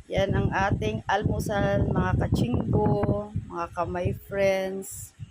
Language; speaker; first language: Filipino; non-native, local second language; Cebuano